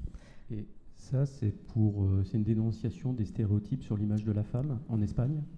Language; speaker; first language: French; native; French